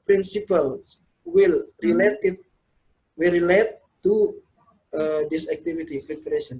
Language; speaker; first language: English; non-native, learner; Indonesian